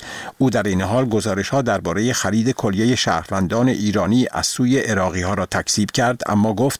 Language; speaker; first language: Persian; native; Persian